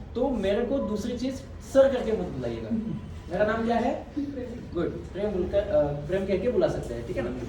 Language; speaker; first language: Hindi; non-native, local second language; Marathi